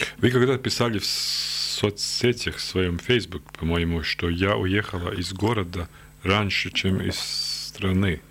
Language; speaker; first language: Russian; non-native, local second language; Latvian